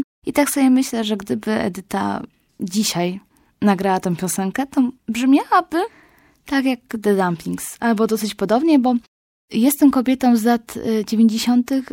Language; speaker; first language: Polish; native; Polish